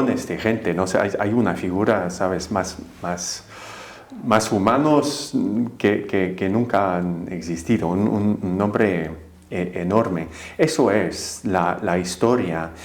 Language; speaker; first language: Spanish; non-native, fluent; English